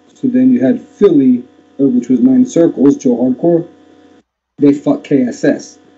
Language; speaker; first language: English; native; English